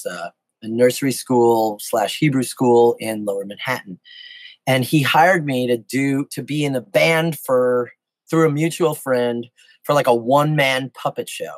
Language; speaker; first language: English; native; English